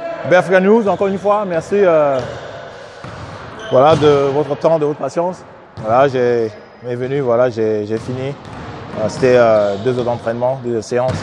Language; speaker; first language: French; non-native, local second language; Sango